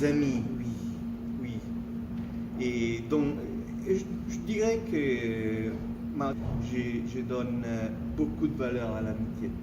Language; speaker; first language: French; non-native, fluent; Italian